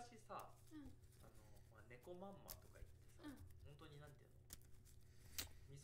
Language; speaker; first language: Japanese; native; Japanese